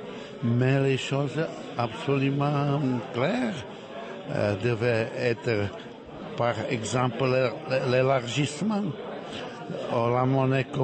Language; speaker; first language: French; non-native, fluent; Czech